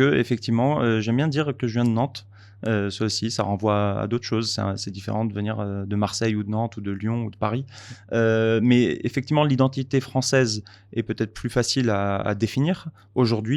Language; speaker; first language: French; native; French